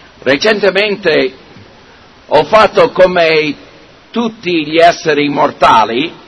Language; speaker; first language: Italian; non-native, fluent; English